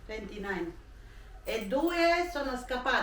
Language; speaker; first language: Italian; non-native, learner; Romanian